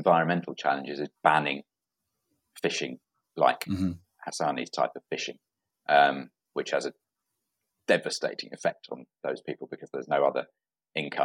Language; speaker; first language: English; native; English